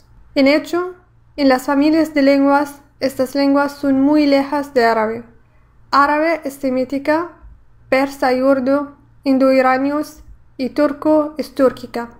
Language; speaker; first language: Spanish; non-native, fluent; Arabic